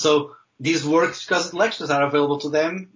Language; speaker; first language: English; non-native, fluent; Portuguese